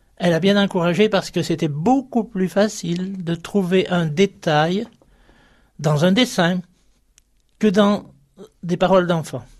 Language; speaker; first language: French; native; French